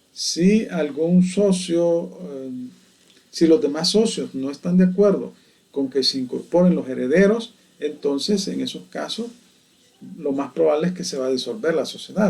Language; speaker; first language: Spanish; native; Spanish